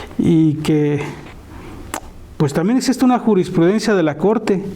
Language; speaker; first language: Spanish; native; Spanish